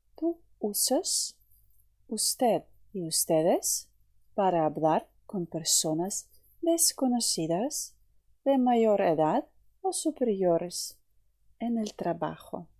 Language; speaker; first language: Spanish; non-native, fluent; Ukrainian